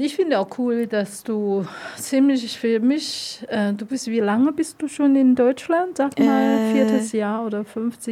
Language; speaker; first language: German; non-native, learner; Vietnamese